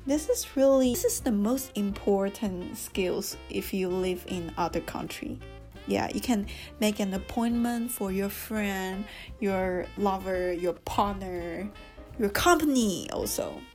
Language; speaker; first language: English; non-native, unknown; Chinese